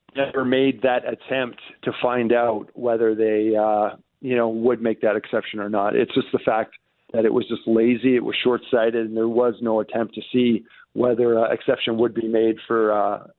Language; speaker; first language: English; native; English